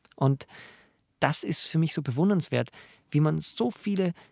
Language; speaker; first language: German; native; German